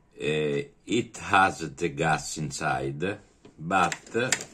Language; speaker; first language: English; non-native, learner; Italian